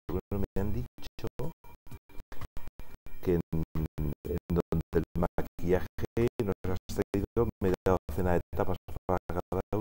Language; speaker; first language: Spanish; native; Spanish